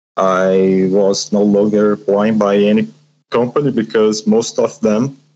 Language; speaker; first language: English; non-native, learner; Portuguese